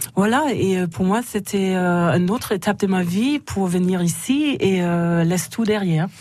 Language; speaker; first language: French; non-native, fluent; German